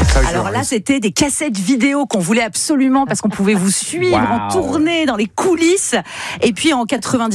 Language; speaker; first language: French; native; French